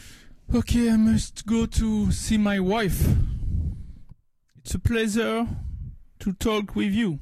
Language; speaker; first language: English; non-native, learner; French